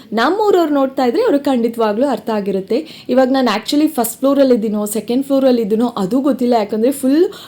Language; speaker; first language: Kannada; non-native, local second language; Tulu